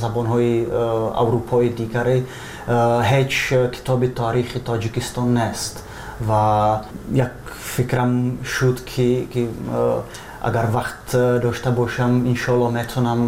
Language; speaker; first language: Persian; non-native, fluent; Czech